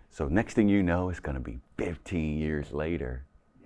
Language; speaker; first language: English; native; English